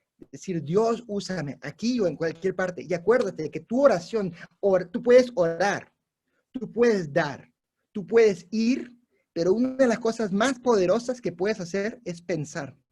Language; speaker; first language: Spanish; non-native, local second language; English